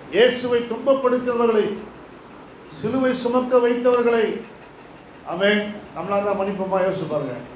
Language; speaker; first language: Tamil; native; Tamil